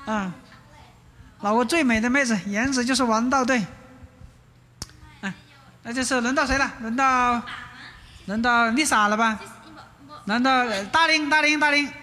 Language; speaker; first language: Chinese; native; Chinese